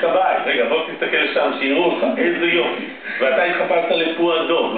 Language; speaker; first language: Hebrew; native; Hebrew